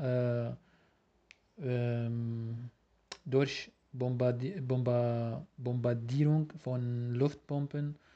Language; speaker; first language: German; non-native, learner; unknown